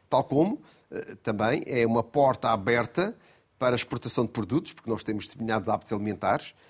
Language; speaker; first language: Portuguese; native; Portuguese